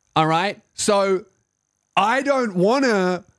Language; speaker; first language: English; native; English